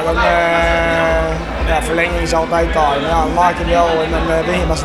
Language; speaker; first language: Dutch; native; Dutch